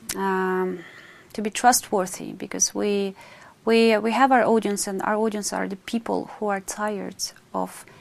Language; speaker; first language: English; non-native, fluent; Russian